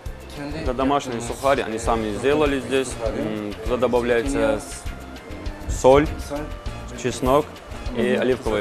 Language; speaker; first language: Russian; non-native, learner; Turkish